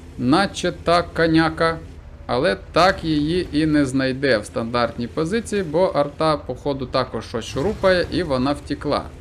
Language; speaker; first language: Ukrainian; non-native, local second language; Russian